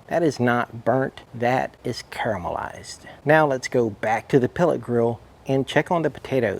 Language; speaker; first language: English; native; English